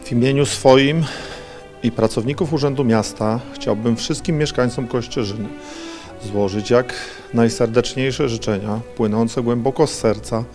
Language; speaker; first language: Polish; native; Polish